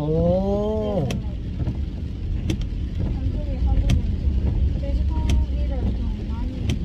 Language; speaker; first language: Korean; non-native, fluent; Uzbek